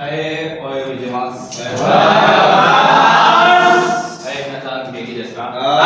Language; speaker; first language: Japanese; non-native, learner; Indonesian